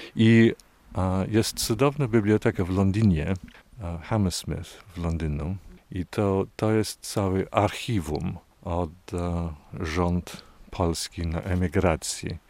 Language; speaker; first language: Polish; non-native, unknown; English